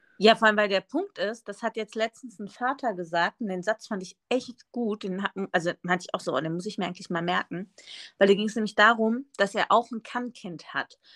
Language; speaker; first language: German; early bilingual, other home language; Spanish